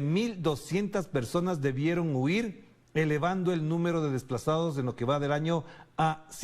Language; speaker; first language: Spanish; native; Spanish